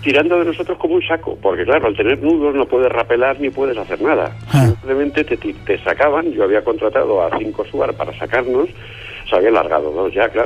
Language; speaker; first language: Spanish; native; Spanish